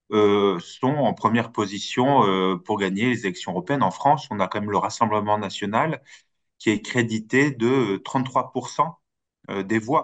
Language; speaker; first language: French; native; French